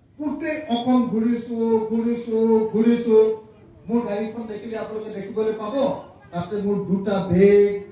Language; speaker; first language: Assamese; native; Assamese